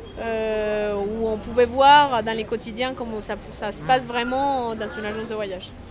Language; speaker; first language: French; non-native, fluent; Spanish